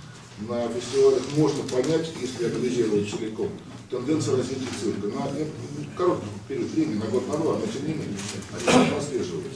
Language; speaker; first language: Russian; native; Russian